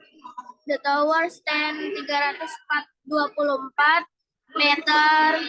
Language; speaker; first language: English; non-native, learner; Indonesian